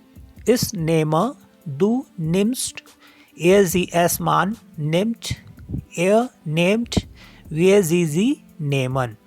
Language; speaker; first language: German; non-native, learner; Hindi